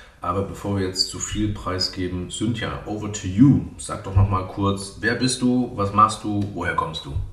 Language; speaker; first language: German; native; German